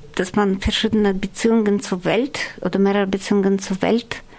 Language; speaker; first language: German; non-native, fluent; Russian